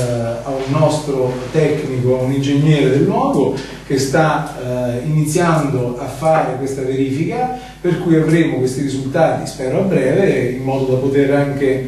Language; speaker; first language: Italian; native; Italian